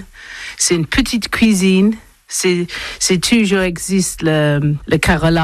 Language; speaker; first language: French; non-native, learner; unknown